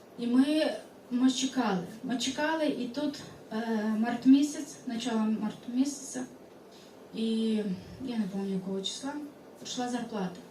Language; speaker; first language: Ukrainian; non-native, local second language; Russian